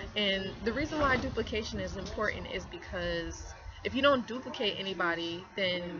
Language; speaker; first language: English; native; English